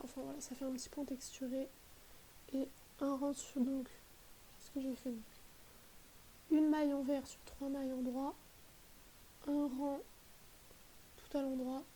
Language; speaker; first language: French; native; French